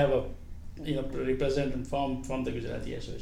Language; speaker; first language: English; non-native, local second language; Gujarati